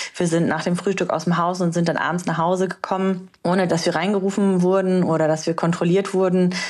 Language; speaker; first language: German; early bilingual, other home language; Romanian